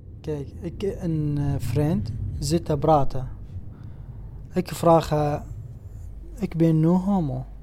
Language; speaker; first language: Dutch; non-native, learner; Arabic